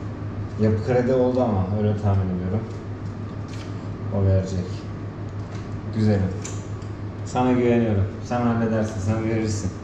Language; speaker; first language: Turkish; native; Turkish